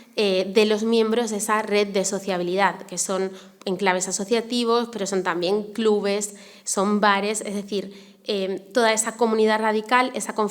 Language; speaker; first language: Spanish; native; Spanish